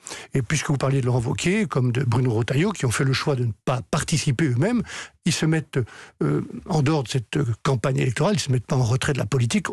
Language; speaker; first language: French; native; French